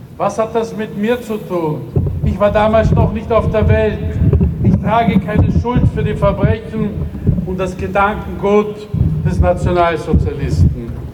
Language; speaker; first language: German; native; German